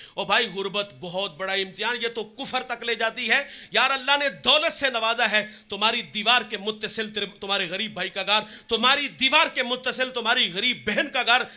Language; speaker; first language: Urdu; non-native, local second language; Punjabi